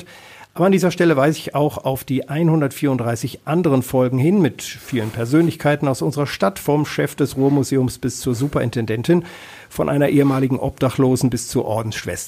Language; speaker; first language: German; native; German